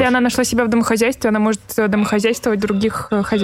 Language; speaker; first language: Russian; native; Russian